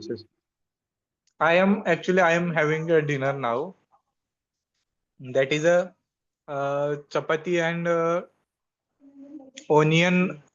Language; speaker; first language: English; non-native, learner; Hindi